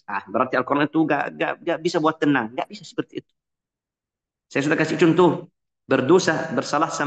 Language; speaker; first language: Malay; non-native, fluent; Arabic